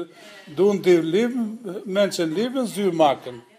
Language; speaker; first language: Dutch; non-native, learner; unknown